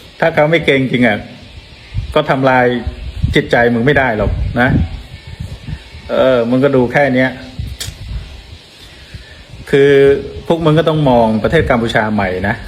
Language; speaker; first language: Thai; non-native, fluent; Khmer